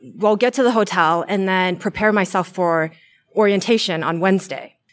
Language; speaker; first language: English; native; English